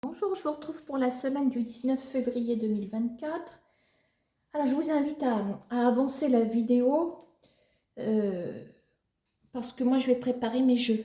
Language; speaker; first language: French; native; French